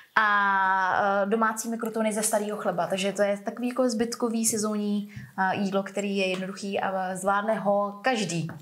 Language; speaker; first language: Czech; early bilingual, other home language; Vietnamese